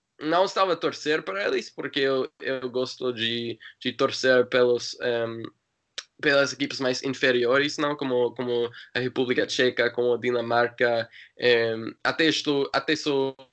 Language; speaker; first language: Portuguese; non-native, learner; English